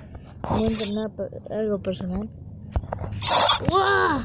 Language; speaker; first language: Spanish; native; Spanish